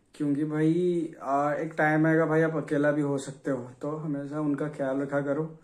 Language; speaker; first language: Hindi; non-native, local second language; Odia